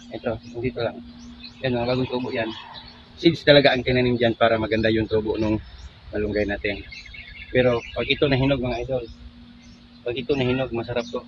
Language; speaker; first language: Filipino; non-native, local second language; Cebuano